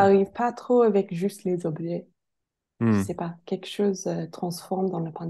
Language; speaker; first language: French; non-native, fluent; English